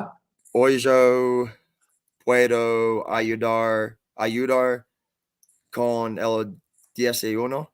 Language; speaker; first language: Spanish; non-native, learner; English